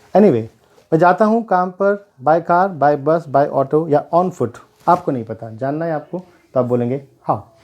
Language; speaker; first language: Hindi; native; Hindi